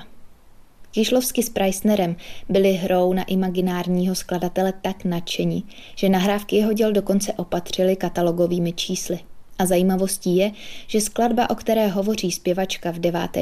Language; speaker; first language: Czech; native; Czech